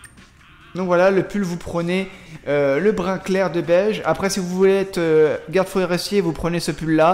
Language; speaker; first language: French; native; French